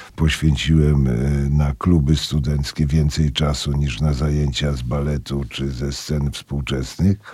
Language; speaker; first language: Polish; native; Polish